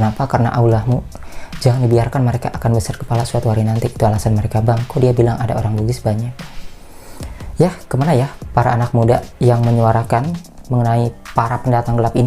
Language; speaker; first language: Indonesian; native; Indonesian